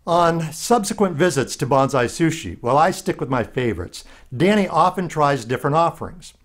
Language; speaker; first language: English; native; English